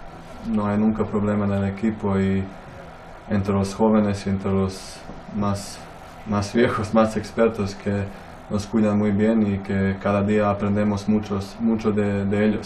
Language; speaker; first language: Spanish; non-native, fluent; Croatian